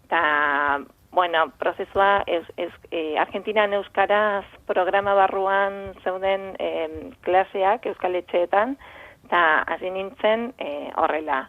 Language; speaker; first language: Basque; non-native, fluent; Spanish